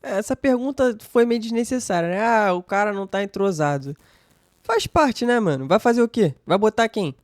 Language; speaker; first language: Portuguese; native; Portuguese